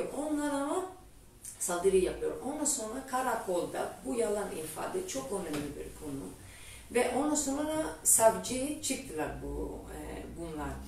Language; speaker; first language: Turkish; non-native, learner; Greek